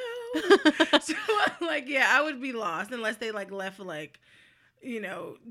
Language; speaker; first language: English; native; English